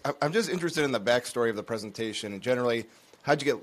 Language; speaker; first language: English; native; English